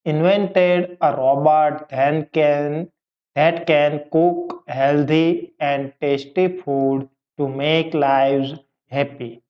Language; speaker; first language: English; non-native, local second language; Gujarati